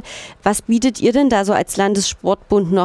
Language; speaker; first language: German; native; German